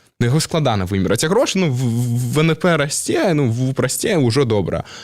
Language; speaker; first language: Belarusian; non-native, local second language; Russian